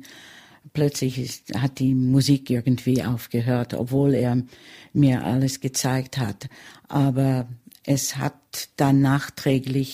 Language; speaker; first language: German; early bilingual, heritage; German